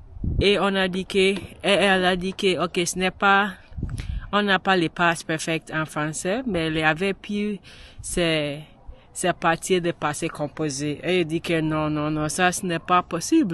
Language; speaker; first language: French; non-native, learner; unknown